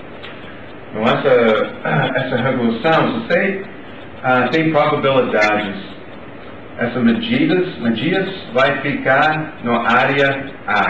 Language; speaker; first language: Portuguese; non-native, learner; English